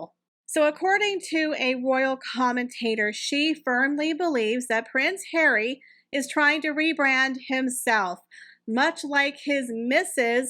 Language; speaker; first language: English; native; English